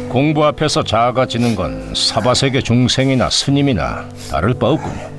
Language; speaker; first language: Korean; native; Korean